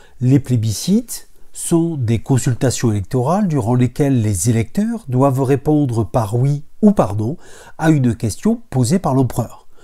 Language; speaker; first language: French; native; French